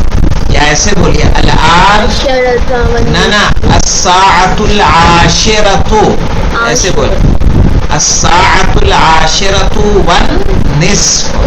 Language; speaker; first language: Arabic; non-native, fluent; Urdu